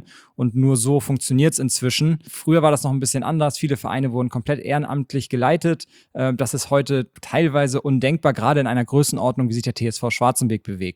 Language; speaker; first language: German; native; German